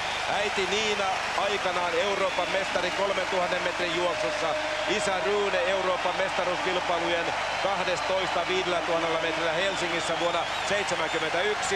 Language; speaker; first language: Finnish; native; Finnish